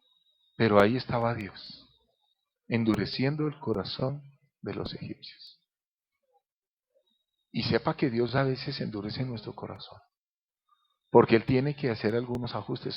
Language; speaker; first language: Spanish; native; Spanish